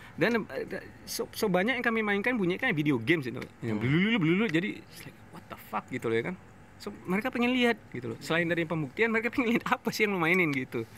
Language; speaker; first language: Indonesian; non-native, fluent; English